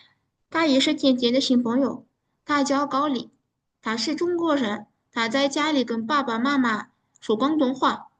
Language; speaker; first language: Chinese; non-native, fluent; Uzbek